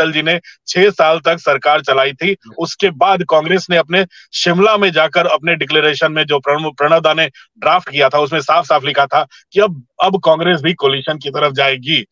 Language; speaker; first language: Hindi; native; Hindi